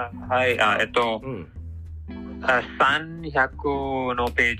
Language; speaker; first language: Japanese; non-native, learner; English